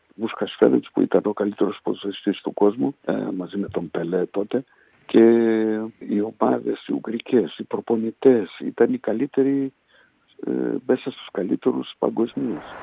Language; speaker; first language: Greek; early bilingual, heritage; Greek